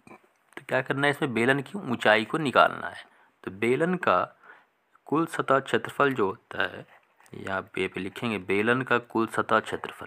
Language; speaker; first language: Hindi; native; Hindi